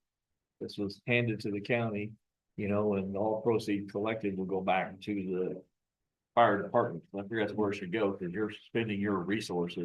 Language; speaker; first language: English; native; English